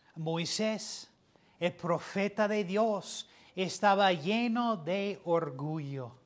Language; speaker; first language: Spanish; non-native, fluent; English